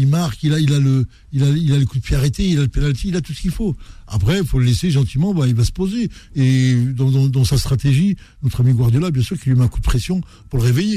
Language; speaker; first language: French; native; French